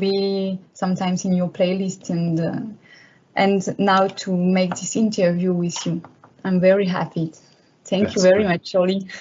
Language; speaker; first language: English; non-native, learner; French